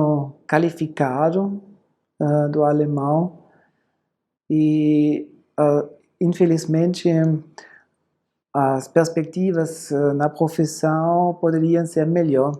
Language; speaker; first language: Portuguese; non-native, fluent; German